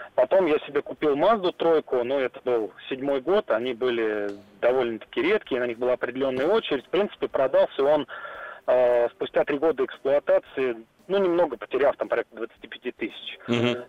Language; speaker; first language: Russian; native; Russian